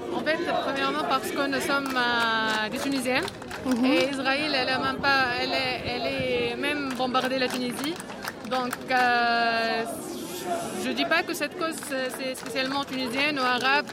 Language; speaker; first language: French; non-native, local second language; Arabic